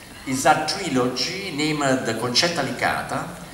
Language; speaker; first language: English; non-native, learner; Italian